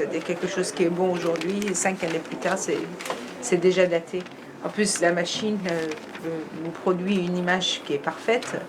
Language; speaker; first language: French; non-native, fluent; Persian